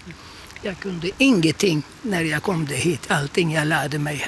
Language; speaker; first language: Swedish; non-native, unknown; Turkish